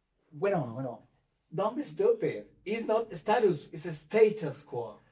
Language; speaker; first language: English; non-native, fluent; Spanish